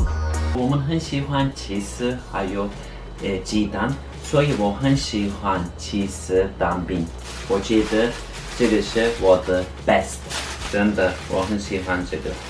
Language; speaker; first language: Chinese; non-native, learner; Turkish